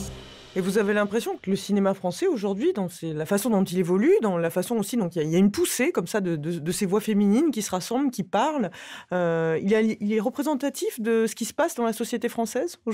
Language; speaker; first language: French; native; French